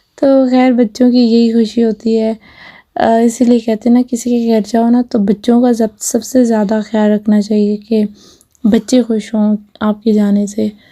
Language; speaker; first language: Urdu; native; Urdu